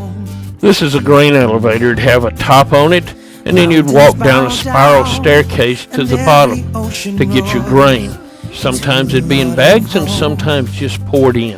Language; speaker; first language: English; native; English